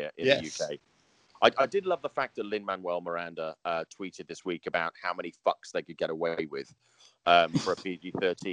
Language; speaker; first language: English; native; English